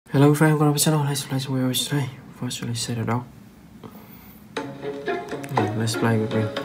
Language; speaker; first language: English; non-native, learner; Vietnamese